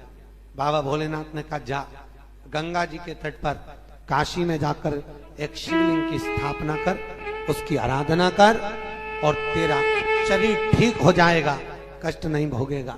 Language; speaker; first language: Hindi; native; Hindi